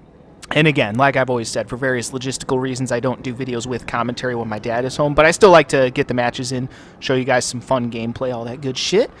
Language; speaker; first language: English; native; English